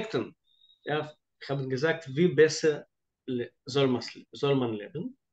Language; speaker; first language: German; non-native, fluent; Russian